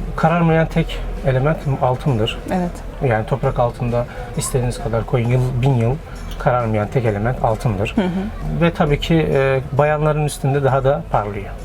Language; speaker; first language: Turkish; native; Turkish